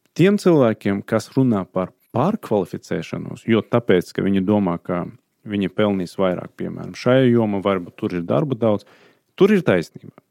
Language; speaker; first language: Latvian; non-native, fluent; Azerbaijani